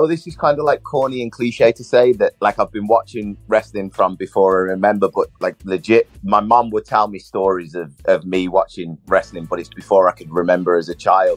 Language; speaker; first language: English; native; English